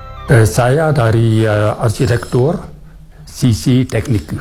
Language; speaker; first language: Indonesian; non-native, fluent; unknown